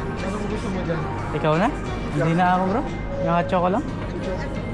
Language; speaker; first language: Filipino; native; Filipino